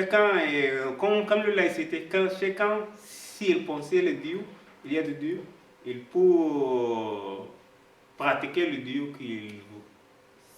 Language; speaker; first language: French; non-native, learner; Arabic